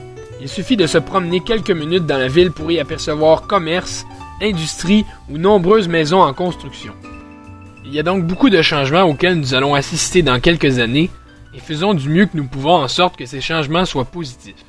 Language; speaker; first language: French; native; French